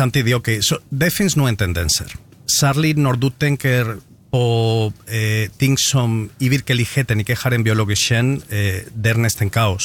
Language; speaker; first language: Norwegian; non-native, fluent; Spanish